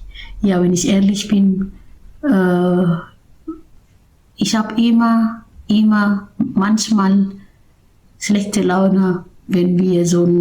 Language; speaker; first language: German; non-native, learner; Indonesian